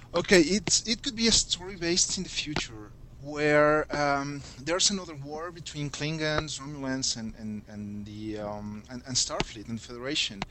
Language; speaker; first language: English; non-native, fluent; Spanish